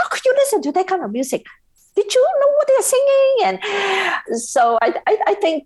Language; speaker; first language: English; non-native, local second language; Cantonese